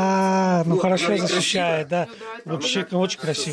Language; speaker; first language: Russian; non-native, learner; English